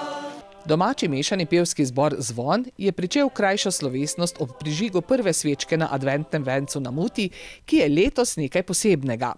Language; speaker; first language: Slovenian; native; Slovenian